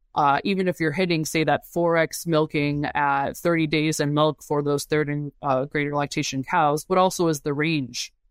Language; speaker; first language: English; native; English